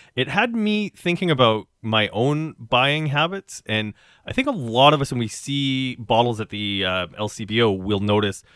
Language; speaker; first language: English; native; English